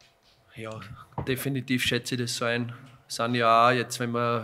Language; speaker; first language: German; native; German